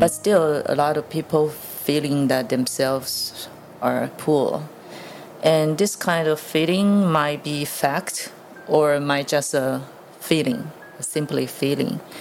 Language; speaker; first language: English; non-native, learner; Chinese